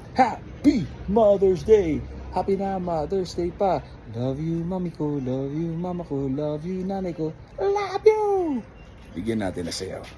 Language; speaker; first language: Filipino; native; Filipino